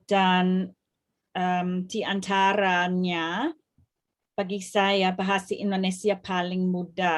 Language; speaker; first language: Indonesian; non-native, fluent; English